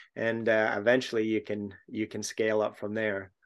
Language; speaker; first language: English; native; English